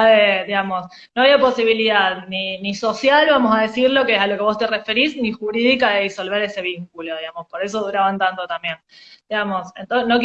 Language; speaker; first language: Spanish; native; Spanish